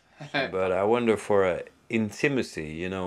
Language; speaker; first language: English; non-native, learner; French